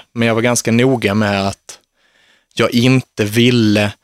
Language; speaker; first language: Swedish; native; Swedish